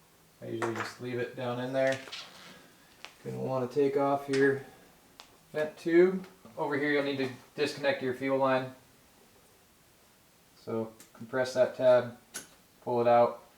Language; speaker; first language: English; native; English